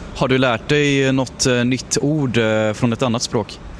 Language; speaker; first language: Swedish; native; Swedish